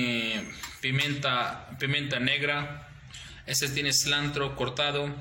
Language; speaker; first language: Spanish; non-native, learner; Urdu